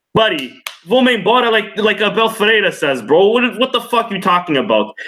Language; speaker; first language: English; early bilingual, other home language; Portuguese